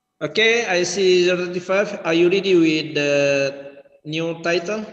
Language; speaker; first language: English; non-native, learner; Indonesian